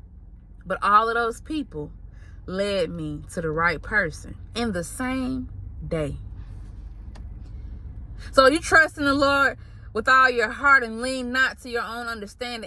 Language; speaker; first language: English; native; English